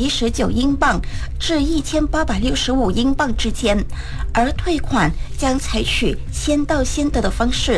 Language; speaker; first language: Chinese; native; Chinese